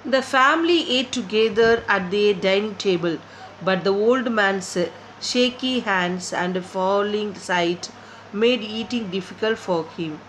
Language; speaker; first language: English; non-native, local second language; Tamil